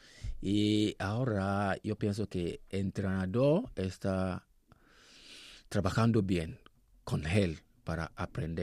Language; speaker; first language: Spanish; non-native, learner; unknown